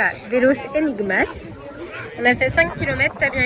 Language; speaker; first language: French; native; French